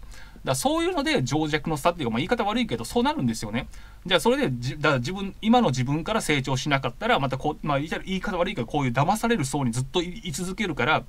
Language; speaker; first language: Japanese; native; Japanese